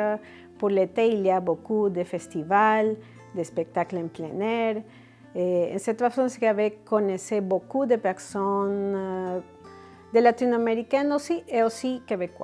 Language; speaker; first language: French; non-native, fluent; Spanish